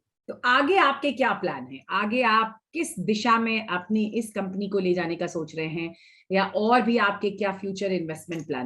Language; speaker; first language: Hindi; native; Hindi